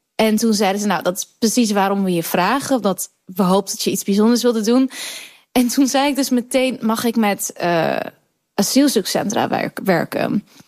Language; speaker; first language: Dutch; early bilingual, other home language; Kurdish